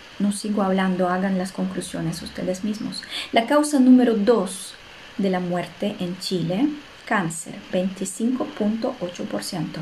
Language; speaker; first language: Spanish; non-native, fluent; Russian